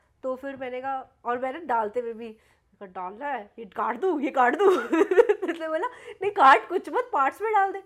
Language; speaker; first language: Hindi; native; Hindi